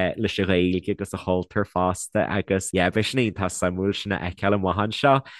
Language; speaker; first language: Irish; non-native, local second language; English